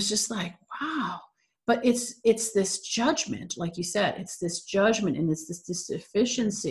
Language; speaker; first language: English; native; English